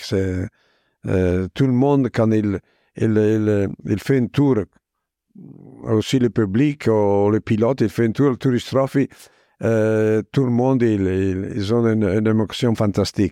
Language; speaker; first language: French; non-native, fluent; Italian